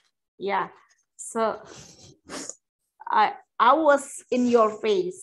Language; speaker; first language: English; non-native, fluent; Indonesian